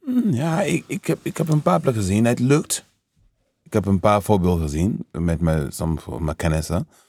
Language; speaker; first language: Dutch; non-native, learner; English